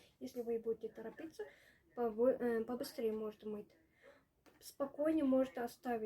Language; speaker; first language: Russian; non-native, local second language; Uzbek